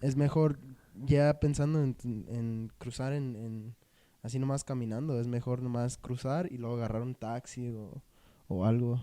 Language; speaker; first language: Spanish; early bilingual, heritage; Spanish